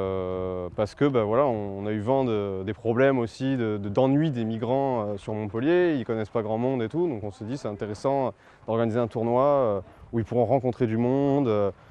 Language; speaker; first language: French; native; French